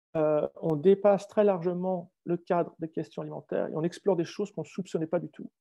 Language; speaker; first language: French; native; French